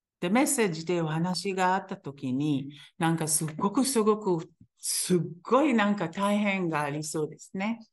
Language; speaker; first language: Japanese; non-native, fluent; Hebrew